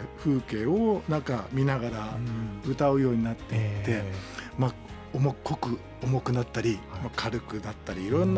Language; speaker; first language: Japanese; native; Japanese